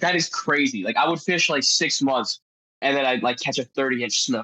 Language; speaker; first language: English; native; English